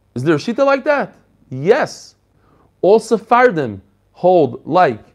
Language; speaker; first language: English; native; English